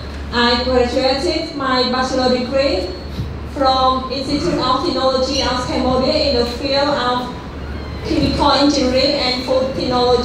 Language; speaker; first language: English; non-native, learner; Khmer